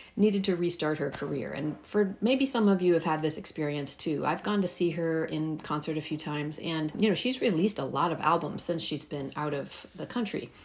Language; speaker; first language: English; early bilingual, heritage; Persian